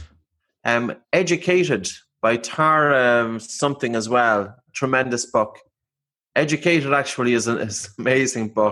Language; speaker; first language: English; native; English